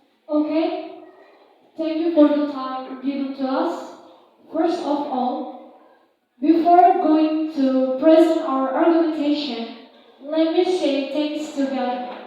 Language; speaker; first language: English; non-native, learner; Indonesian